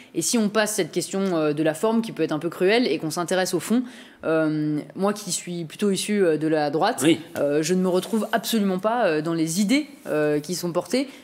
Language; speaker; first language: French; native; French